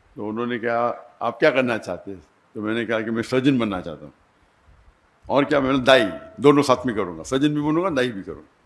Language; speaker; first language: Urdu; non-native, local second language; Konkani